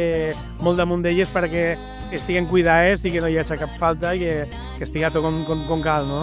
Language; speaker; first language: Catalan; native; Catalan